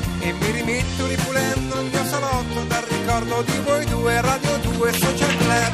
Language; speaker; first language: Italian; native; Italian